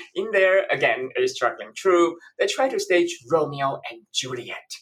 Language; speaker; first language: English; non-native, fluent; Chinese